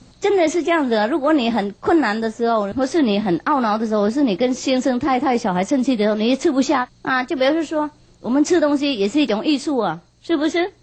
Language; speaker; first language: Chinese; non-native, fluent; Vietnamese